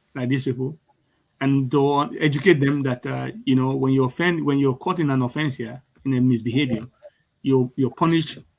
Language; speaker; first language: English; non-native, local second language; Yoruba